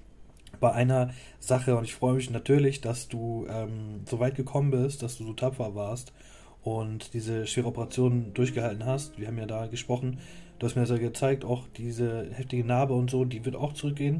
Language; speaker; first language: German; native; German